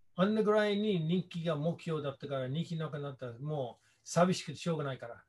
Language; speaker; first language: Japanese; non-native, fluent; English